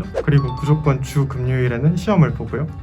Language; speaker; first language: Korean; native; Korean